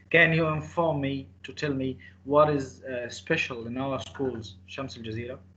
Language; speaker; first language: English; non-native, fluent; Arabic